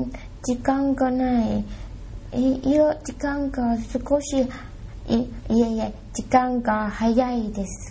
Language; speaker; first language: Japanese; non-native, learner; Thai